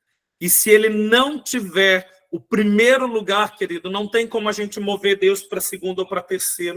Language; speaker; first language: Portuguese; native; Portuguese